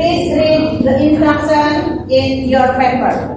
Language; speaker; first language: English; non-native, learner; Indonesian